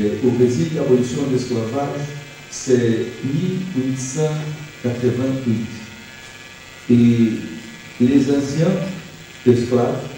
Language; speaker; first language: French; non-native, learner; Portuguese